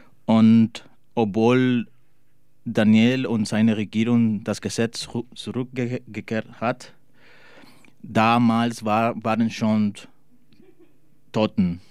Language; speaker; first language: German; non-native, learner; Spanish